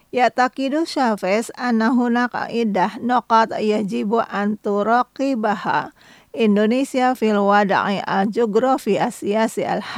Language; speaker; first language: Arabic; non-native, fluent; Indonesian